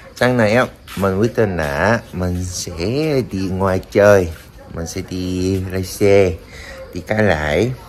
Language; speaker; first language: Vietnamese; non-native, learner; Korean